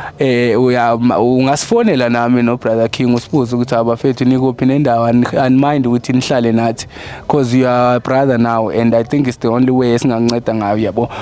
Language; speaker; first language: Zulu; non-native, local second language; Xhosa